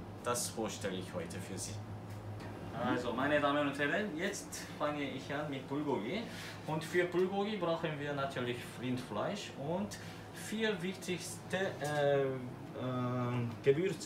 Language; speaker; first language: German; non-native, learner; Korean